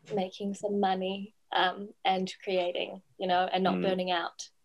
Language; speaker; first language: English; native; English